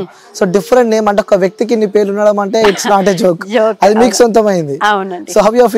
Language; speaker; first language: Telugu; native; Telugu